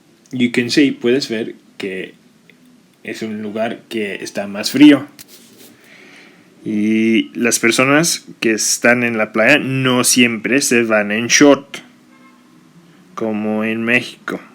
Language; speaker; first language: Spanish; non-native, fluent; English